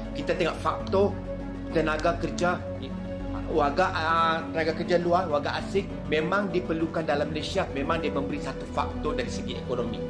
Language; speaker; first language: Malay; native; Malay